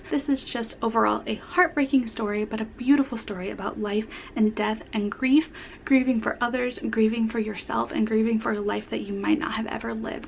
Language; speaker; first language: English; native; English